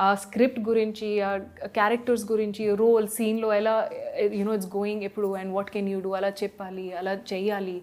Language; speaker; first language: Telugu; non-native, fluent; Hindi